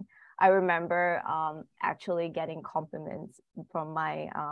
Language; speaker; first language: English; non-native, local second language; Chinese